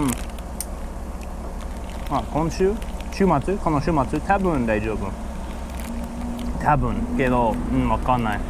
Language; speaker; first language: Japanese; non-native, learner; English